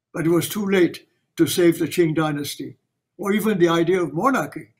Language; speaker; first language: English; non-native, local second language; Chinese